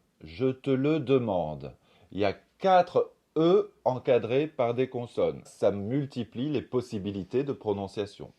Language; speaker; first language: French; native; French